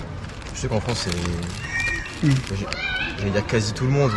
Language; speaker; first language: French; native; French